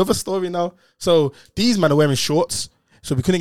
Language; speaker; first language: English; native; English